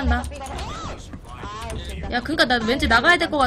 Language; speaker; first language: Korean; native; Korean